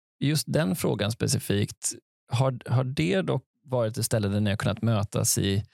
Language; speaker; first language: Swedish; native; Swedish